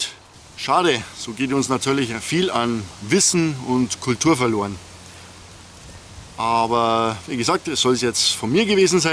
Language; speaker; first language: German; native; German